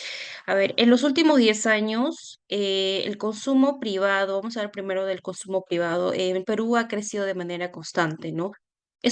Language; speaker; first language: Spanish; native; Spanish